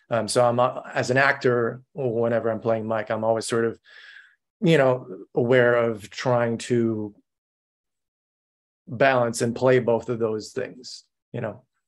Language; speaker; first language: English; native; English